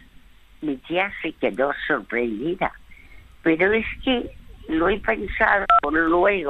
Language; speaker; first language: Spanish; early bilingual, other home language; French